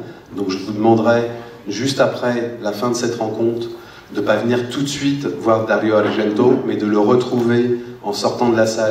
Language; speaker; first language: French; native; French